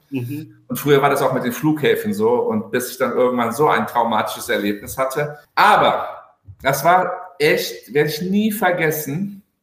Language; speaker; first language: German; early bilingual, other home language; Turkish